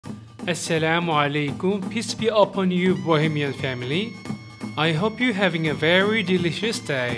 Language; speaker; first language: English; non-native, fluent; Korean